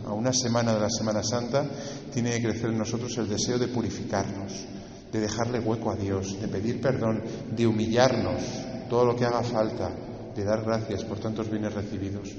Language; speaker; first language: Spanish; native; Spanish